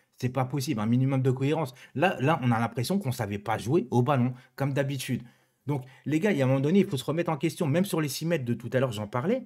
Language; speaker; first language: French; native; French